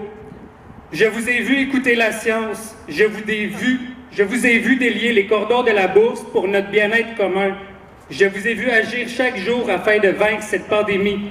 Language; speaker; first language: French; native; French